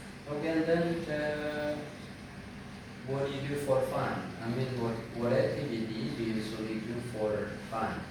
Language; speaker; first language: English; non-native, fluent; Indonesian